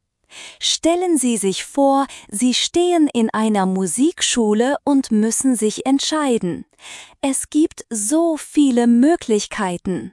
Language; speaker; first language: German; non-native, fluent; Turkish